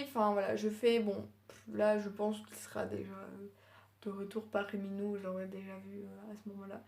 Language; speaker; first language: French; native; French